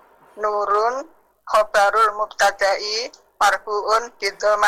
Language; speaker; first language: Arabic; non-native, learner; Indonesian